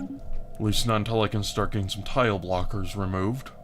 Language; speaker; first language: English; native; English